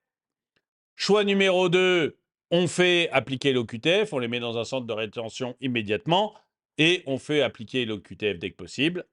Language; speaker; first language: French; native; French